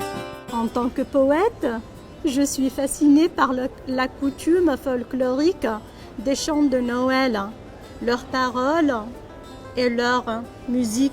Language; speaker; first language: French; non-native, local second language; Arabic